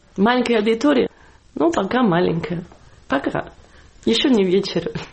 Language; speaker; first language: Russian; non-native, fluent; Catalan